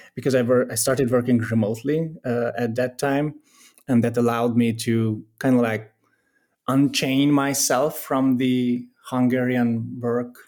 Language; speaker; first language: English; non-native, fluent; Hungarian